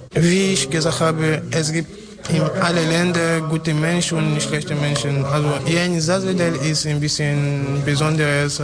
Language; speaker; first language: German; non-native, learner; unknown